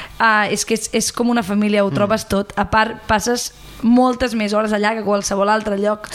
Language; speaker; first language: Catalan; native; Catalan